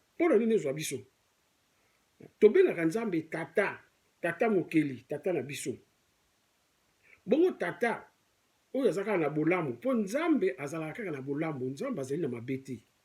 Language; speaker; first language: Lingala; non-native, local second language; Kongo